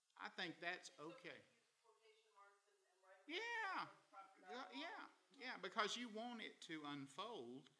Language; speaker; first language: English; native; English